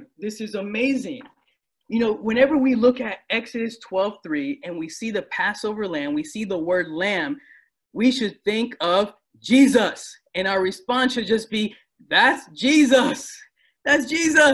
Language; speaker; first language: English; native; English